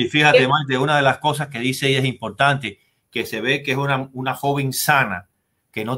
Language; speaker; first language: Spanish; native; Spanish